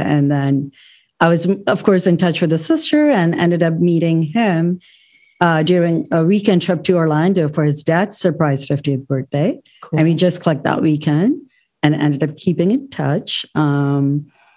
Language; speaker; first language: English; non-native, local second language; Urdu